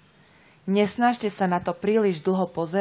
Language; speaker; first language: Slovak; native; Slovak